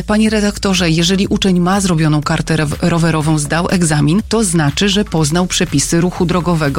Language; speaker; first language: Polish; native; Polish